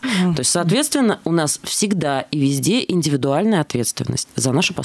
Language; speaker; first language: Russian; native; Russian